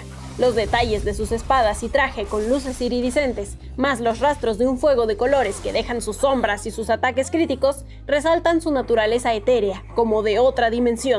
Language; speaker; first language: Spanish; native; Spanish